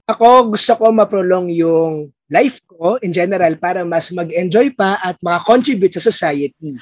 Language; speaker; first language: Filipino; native; Filipino